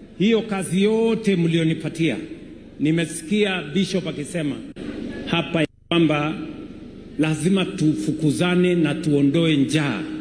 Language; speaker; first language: Swahili; non-native, local second language; Kalenjin